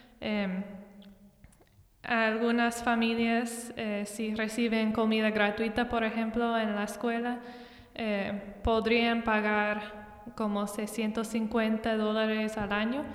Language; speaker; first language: Spanish; non-native, fluent; English